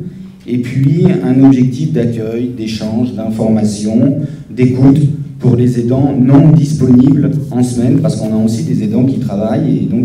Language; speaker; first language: French; native; French